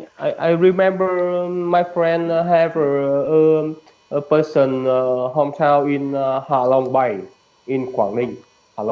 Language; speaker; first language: English; non-native, learner; Vietnamese